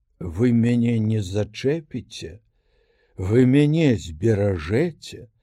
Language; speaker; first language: Belarusian; native; Belarusian